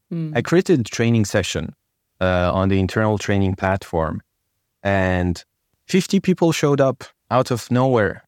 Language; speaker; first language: English; non-native, fluent; French